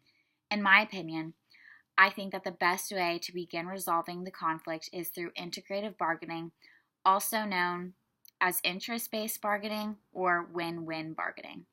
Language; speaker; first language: English; native; English